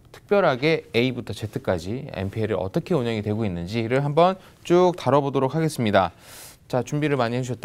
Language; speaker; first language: Korean; native; Korean